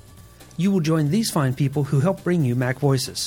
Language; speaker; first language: English; native; English